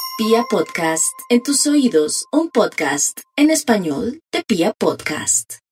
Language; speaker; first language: Spanish; native; Spanish